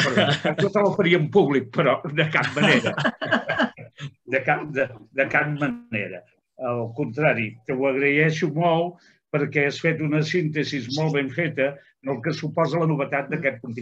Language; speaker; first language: Catalan; native; Catalan